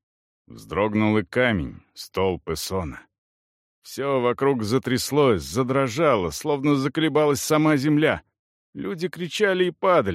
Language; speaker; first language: Russian; native; Russian